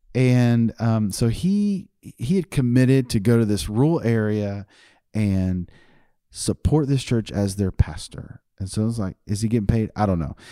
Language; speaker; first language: English; native; English